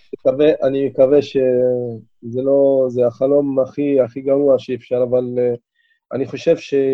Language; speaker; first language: Hebrew; non-native, local second language; Arabic